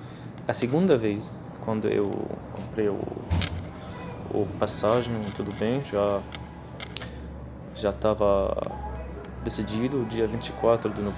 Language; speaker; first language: Portuguese; non-native, learner; Arabic